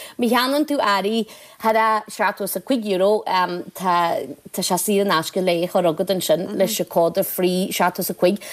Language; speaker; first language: Irish; native; Irish